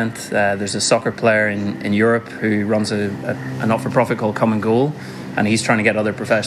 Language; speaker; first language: English; native; English